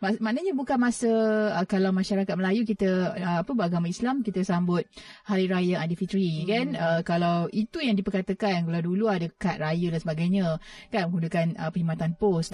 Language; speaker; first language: Malay; native; Malay